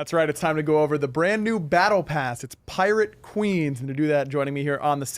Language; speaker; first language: English; native; English